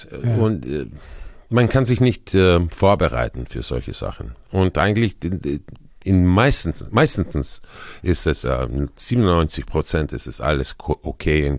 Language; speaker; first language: German; non-native, fluent; Croatian